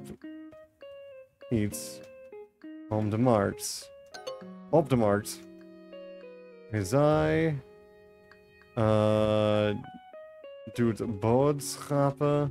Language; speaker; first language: Dutch; non-native, learner; English